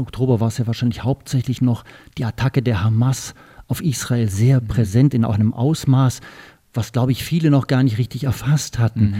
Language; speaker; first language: German; native; German